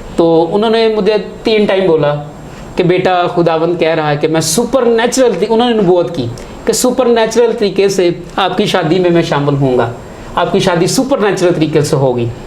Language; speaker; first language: Urdu; non-native, local second language; Punjabi